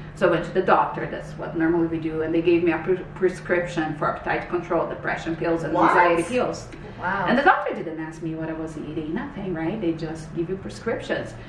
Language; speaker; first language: English; non-native, fluent; Portuguese